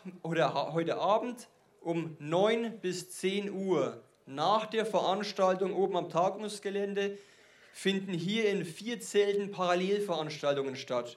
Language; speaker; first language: German; native; German